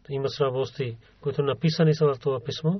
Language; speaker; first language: Bulgarian; non-native, learner; Urdu